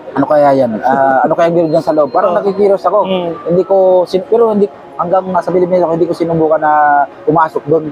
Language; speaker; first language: Filipino; native; Filipino